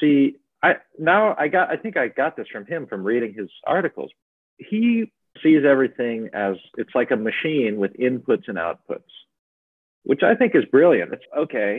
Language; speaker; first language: English; native; English